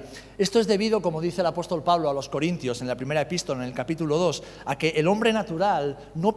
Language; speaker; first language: Spanish; native; Spanish